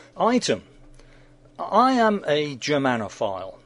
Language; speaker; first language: English; native; English